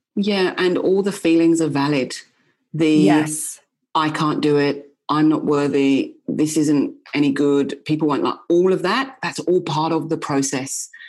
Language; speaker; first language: English; native; English